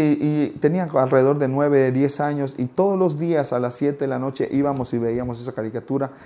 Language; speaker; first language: Spanish; native; Spanish